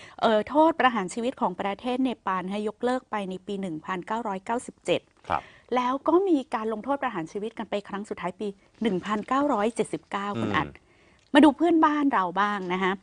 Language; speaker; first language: Thai; native; Thai